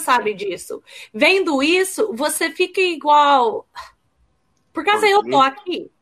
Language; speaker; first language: Portuguese; early bilingual, heritage; Portuguese